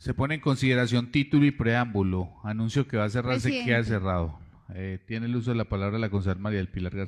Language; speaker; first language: Spanish; native; Spanish